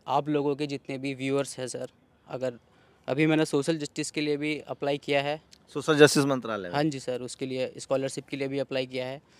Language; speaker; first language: Hindi; native; Hindi